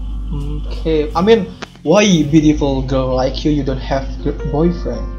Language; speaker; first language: English; non-native, learner; Indonesian